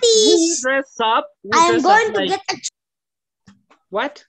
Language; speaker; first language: English; non-native, learner; Spanish